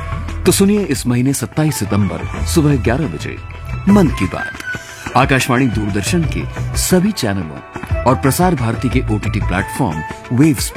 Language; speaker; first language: Hindi; native; Hindi